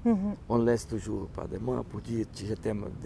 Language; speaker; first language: French; non-native, learner; Portuguese